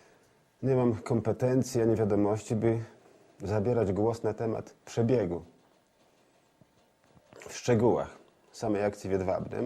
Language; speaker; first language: Polish; native; Polish